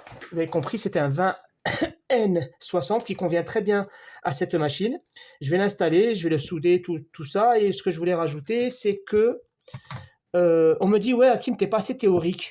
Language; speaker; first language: French; native; French